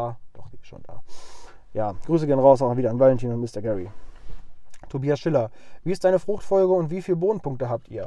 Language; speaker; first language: German; native; German